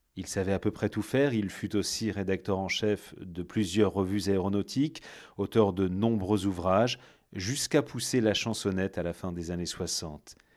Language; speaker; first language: French; native; French